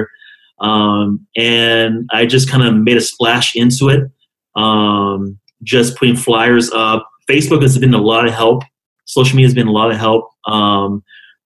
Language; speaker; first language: English; native; English